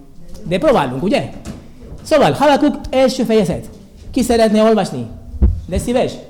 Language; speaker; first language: Hungarian; non-native, learner; Spanish